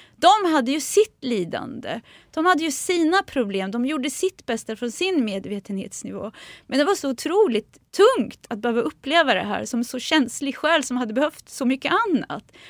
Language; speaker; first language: Swedish; native; Swedish